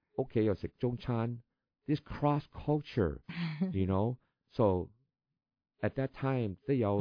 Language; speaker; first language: English; early bilingual, other home language; Chinese